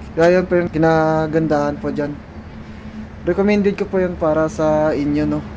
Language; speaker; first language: Filipino; native; Filipino